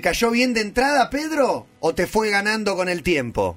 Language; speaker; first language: Spanish; native; Spanish